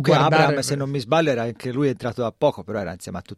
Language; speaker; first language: Italian; native; Italian